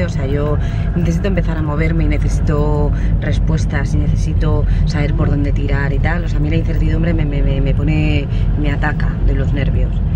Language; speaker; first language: Spanish; native; Spanish